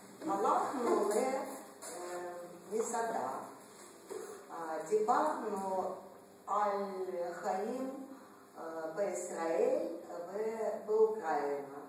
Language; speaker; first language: Hebrew; non-native, learner; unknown